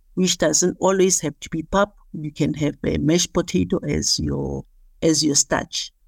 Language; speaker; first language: English; non-native, local second language; Southern Sotho